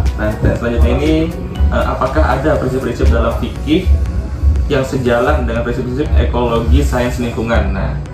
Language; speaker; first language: Indonesian; native; Indonesian